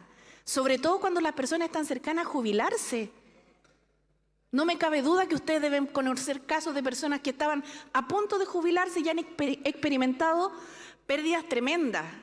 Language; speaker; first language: Spanish; native; Spanish